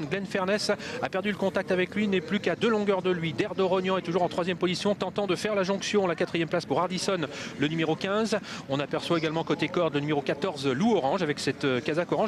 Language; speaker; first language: French; native; French